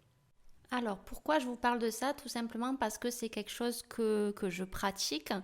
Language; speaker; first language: French; native; French